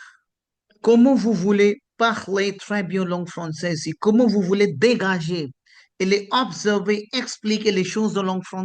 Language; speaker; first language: French; non-native, fluent; Hindi